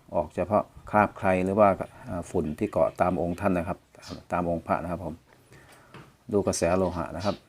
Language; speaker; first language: Thai; non-native, local second language; Northeastern Thai